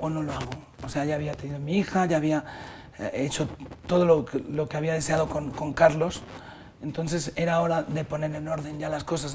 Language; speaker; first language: Spanish; native; Spanish